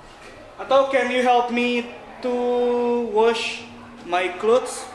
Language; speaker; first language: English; non-native, fluent; Indonesian